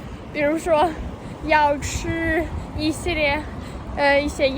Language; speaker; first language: Chinese; non-native, fluent; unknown